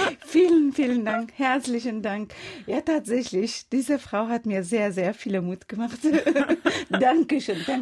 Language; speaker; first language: German; non-native, fluent; Persian